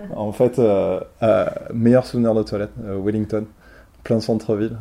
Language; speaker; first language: French; native; French